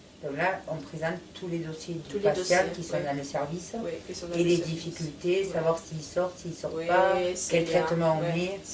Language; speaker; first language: French; native; French